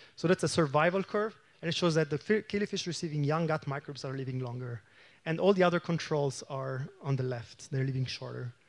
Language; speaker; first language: English; non-native, fluent; Italian